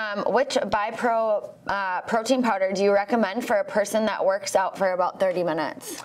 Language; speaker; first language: English; native; English